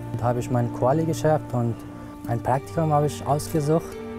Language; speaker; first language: German; non-native, learner; Persian